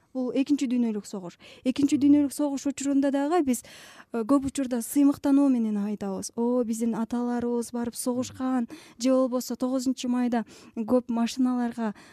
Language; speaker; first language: Kyrgyz; native; Kyrgyz